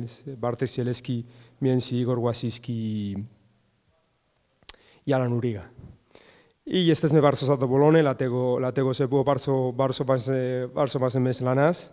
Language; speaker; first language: Polish; non-native, fluent; Spanish